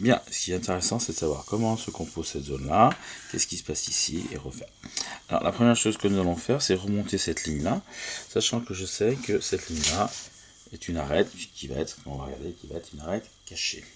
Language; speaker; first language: French; native; French